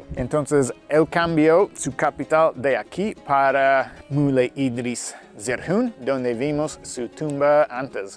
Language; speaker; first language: Spanish; non-native, fluent; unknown